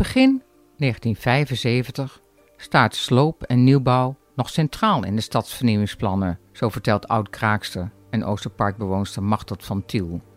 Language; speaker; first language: Dutch; native; Dutch